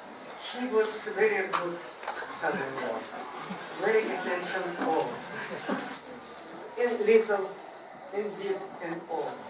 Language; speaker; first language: English; non-native, learner; Russian